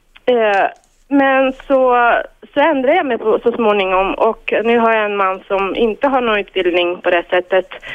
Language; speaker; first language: Swedish; non-native, fluent; Bulgarian